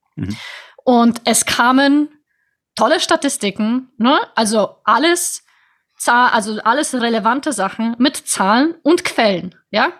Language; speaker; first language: German; non-native, fluent; Polish